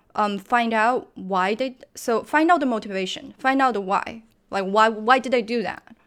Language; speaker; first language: English; non-native, fluent; Chinese